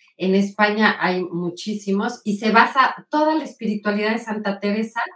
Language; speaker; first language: Spanish; native; Spanish